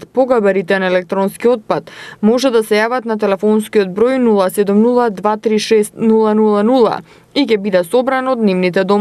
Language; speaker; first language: Macedonian; native; Macedonian